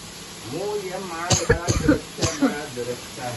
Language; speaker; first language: Dutch; non-native, local second language; Caribbean Hindustani